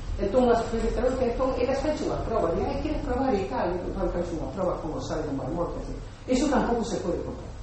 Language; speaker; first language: Galician; non-native, local second language; Spanish